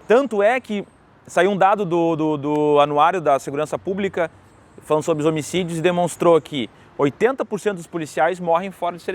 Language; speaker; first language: Portuguese; native; Portuguese